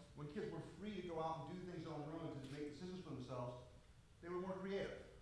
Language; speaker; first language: English; native; English